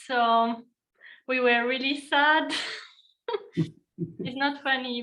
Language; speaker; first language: English; non-native, fluent; French